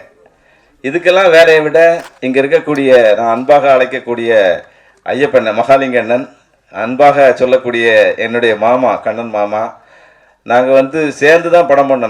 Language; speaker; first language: Tamil; native; Tamil